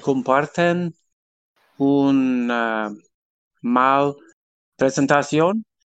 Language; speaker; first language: Spanish; non-native, learner; English